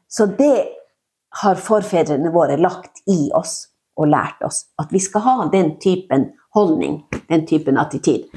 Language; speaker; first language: Norwegian; non-native, local second language; Northern Sami